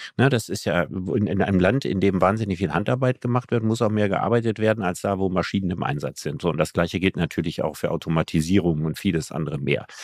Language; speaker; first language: German; native; German